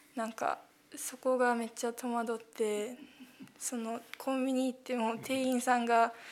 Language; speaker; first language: Japanese; early bilingual, heritage; Cantonese